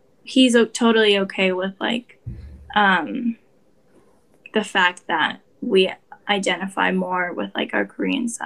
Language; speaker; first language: English; native; English